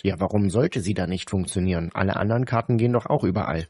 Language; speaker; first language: German; native; German